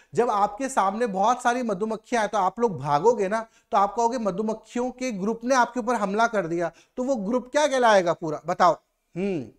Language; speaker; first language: Hindi; native; Hindi